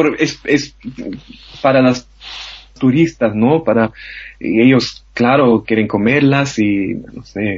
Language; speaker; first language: Spanish; non-native, fluent; German